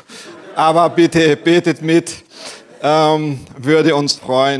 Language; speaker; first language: German; non-native, fluent; Portuguese